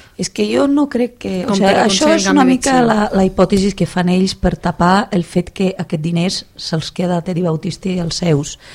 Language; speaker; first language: Catalan; non-native, fluent; Italian